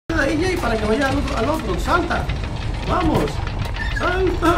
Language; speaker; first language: Spanish; native; Spanish